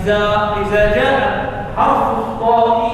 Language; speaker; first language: Arabic; native; Arabic